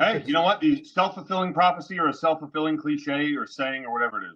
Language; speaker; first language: English; native; English